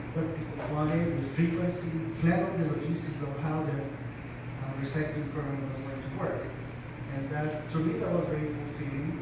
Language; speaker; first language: English; non-native, fluent; Spanish